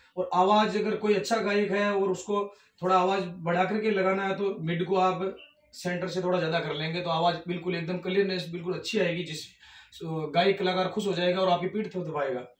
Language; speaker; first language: Hindi; non-native, local second language; Rajasthani